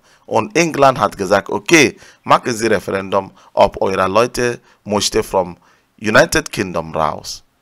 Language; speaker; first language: German; non-native, learner; Igbo